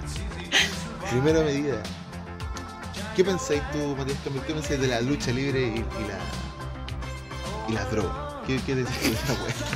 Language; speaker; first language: Spanish; native; Spanish